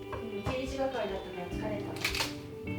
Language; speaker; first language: Japanese; native; Japanese